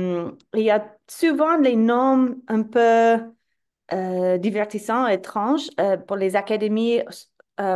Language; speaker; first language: French; non-native, fluent; English